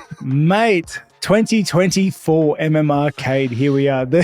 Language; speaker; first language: English; native; English